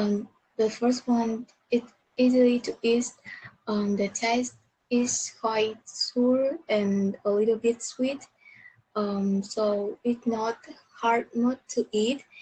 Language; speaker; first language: English; non-native, learner; Vietnamese